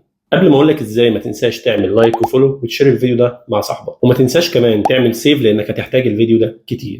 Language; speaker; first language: Arabic; native; Arabic